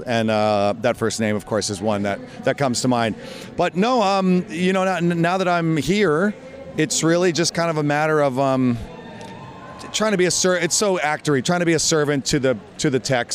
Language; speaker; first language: English; native; English